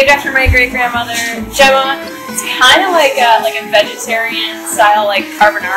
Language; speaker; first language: English; native; English